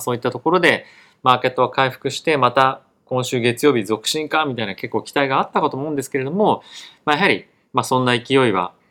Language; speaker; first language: Japanese; native; Japanese